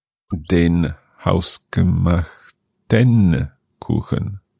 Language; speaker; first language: German; non-native, learner; English